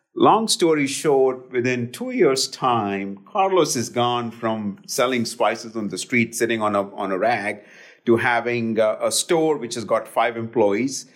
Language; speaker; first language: English; non-native, local second language; Hindi